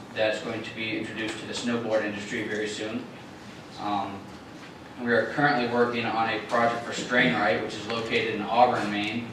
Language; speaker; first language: English; native; English